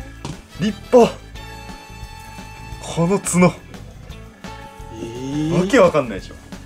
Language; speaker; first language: Japanese; native; Japanese